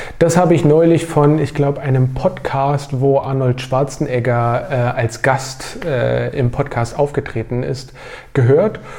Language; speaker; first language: German; native; German